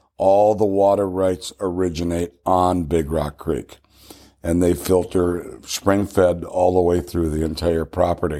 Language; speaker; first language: English; native; English